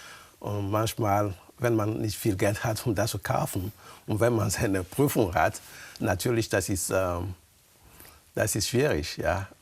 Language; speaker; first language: German; non-native, fluent; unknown